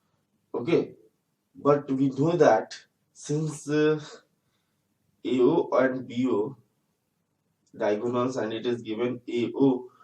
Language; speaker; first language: English; non-native, local second language; Hindi